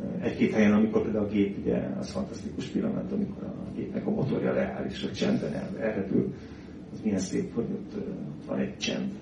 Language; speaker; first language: Hungarian; native; Hungarian